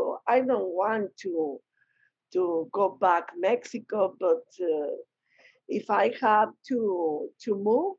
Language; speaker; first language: English; non-native, learner; Spanish